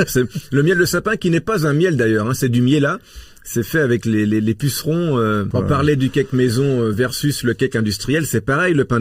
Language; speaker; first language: French; native; French